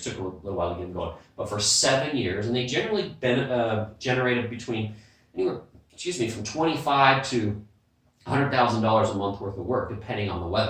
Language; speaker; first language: English; native; English